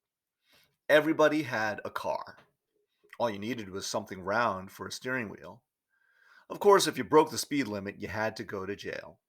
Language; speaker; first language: English; native; English